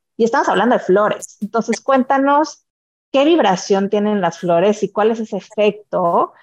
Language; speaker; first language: Spanish; native; Spanish